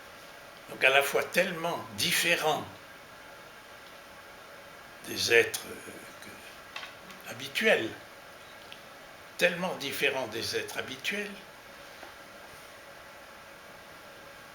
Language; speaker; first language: French; native; French